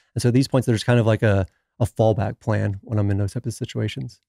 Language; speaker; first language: English; native; English